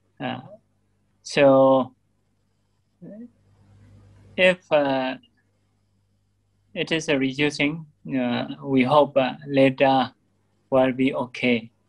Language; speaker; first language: English; non-native, learner; Burmese